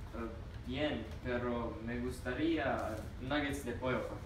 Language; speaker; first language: Spanish; non-native, learner; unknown